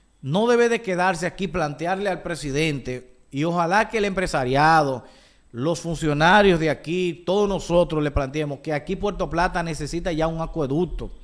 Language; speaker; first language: Spanish; native; Spanish